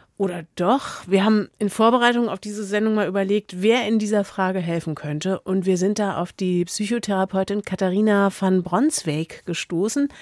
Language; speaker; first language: German; native; German